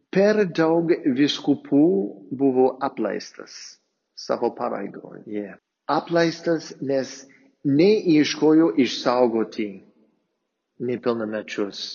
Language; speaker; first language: Lithuanian; non-native, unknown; English